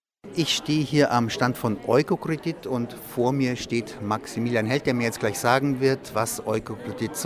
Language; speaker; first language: German; native; German